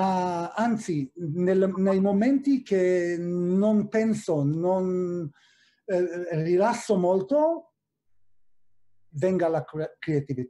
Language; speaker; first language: Italian; non-native, fluent; Hebrew